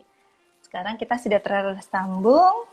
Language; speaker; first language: Indonesian; native; Indonesian